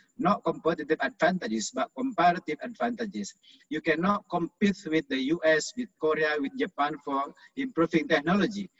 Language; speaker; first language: English; non-native, fluent; Indonesian